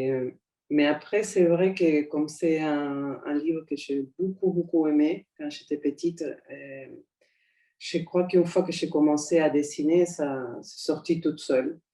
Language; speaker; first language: French; non-native, fluent; Spanish